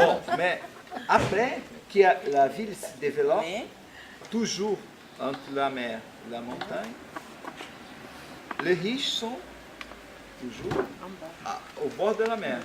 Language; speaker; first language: French; non-native, fluent; Portuguese